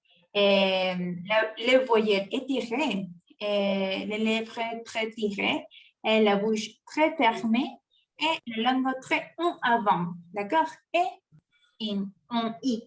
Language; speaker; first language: French; non-native, learner; Spanish